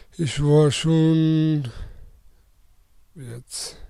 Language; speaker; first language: German; non-native, learner; Persian